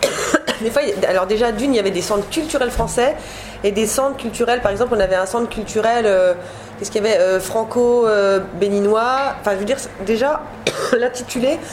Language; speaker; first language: French; native; French